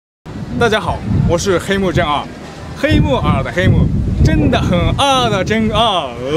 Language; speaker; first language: Chinese; non-native, fluent; Japanese